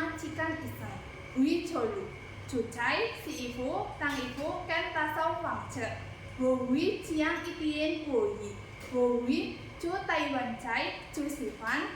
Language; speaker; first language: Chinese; non-native, learner; Indonesian